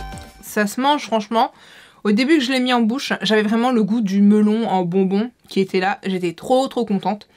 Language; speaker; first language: French; native; French